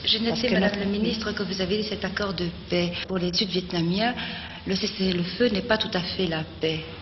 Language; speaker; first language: French; native; French